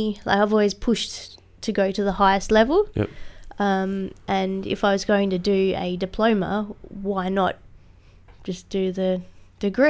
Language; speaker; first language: English; native; English